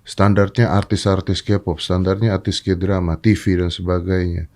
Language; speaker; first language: Indonesian; native; Indonesian